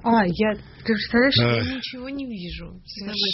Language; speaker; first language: Russian; native; Russian